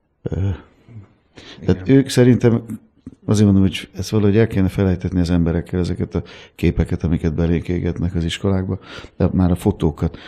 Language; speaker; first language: Hungarian; native; Hungarian